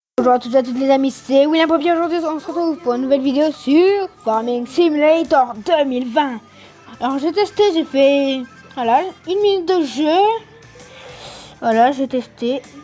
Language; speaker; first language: French; native; French